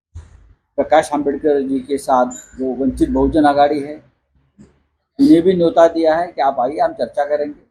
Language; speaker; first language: Hindi; non-native, local second language; Marathi